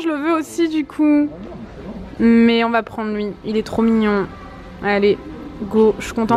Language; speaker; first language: French; native; French